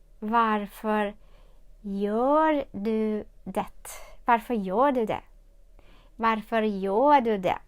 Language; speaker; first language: Swedish; non-native, fluent; Ukrainian